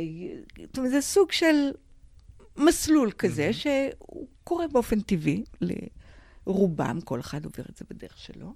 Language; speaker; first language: Hebrew; non-native, fluent; English